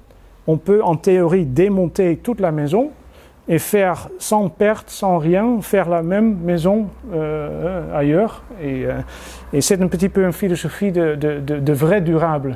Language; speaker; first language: French; non-native, fluent; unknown